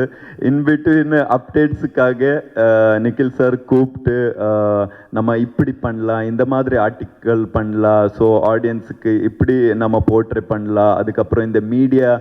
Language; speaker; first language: Tamil; non-native, learner; Kannada